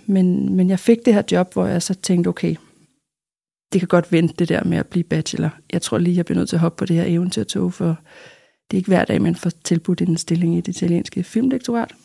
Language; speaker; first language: Danish; native; Danish